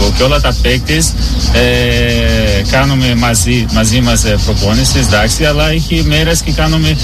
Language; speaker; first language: Greek; non-native, learner; Portuguese